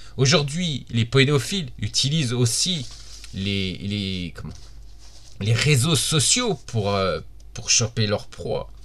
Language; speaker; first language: French; native; French